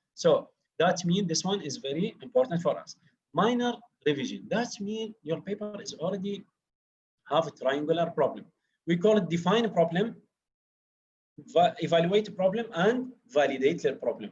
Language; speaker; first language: English; non-native, fluent; Arabic